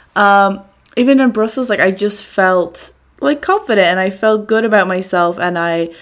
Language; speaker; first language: English; native; English